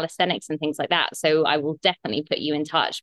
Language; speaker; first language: English; native; English